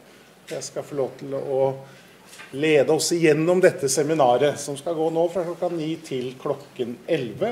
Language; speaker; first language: Norwegian; native; Norwegian